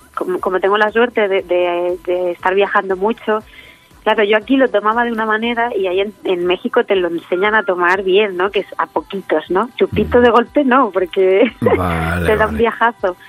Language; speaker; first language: Spanish; native; Spanish